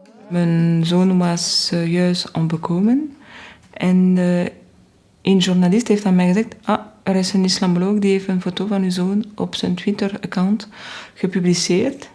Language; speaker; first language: Dutch; non-native, fluent; French